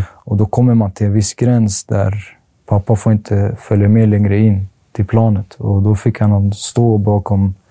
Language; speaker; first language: Swedish; early bilingual, other home language; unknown